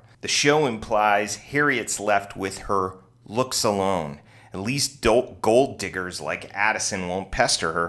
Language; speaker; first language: English; native; English